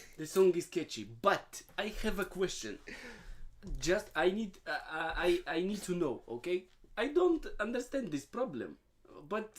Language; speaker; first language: English; non-native, learner; Russian